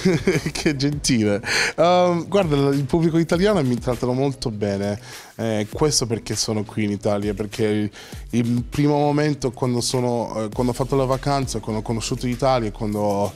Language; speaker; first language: Italian; non-native, fluent; English